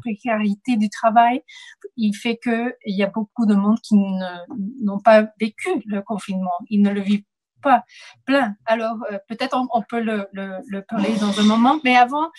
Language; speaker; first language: French; non-native, fluent; Spanish